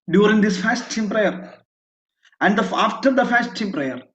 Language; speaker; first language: English; non-native, local second language; Malayalam